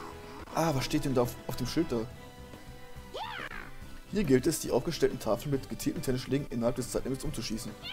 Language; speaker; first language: German; native; German